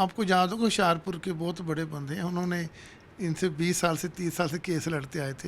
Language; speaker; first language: Hindi; non-native, local second language; Punjabi